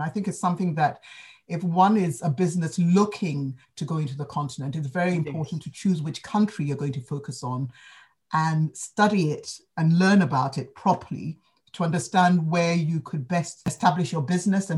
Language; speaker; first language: English; non-native, local second language; Akan